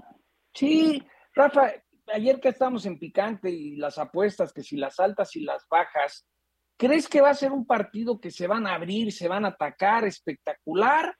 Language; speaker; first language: Spanish; native; Spanish